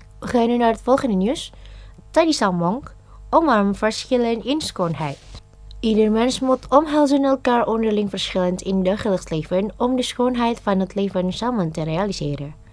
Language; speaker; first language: Dutch; non-native, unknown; Indonesian